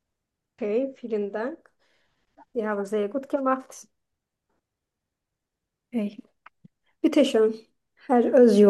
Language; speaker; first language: German; non-native, fluent; Turkish